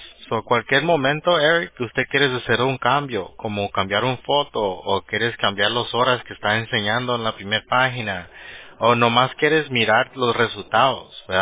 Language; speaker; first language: Spanish; early bilingual, heritage; Spanish